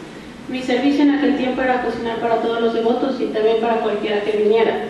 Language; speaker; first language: Spanish; native; Spanish